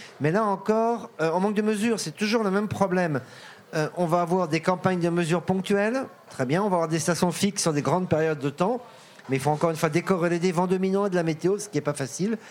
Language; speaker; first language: French; native; French